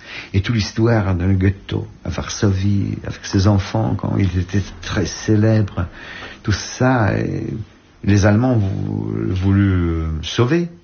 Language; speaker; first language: French; non-native, fluent; Polish